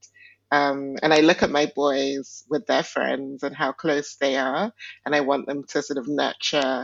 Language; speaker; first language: English; non-native, local second language; Igbo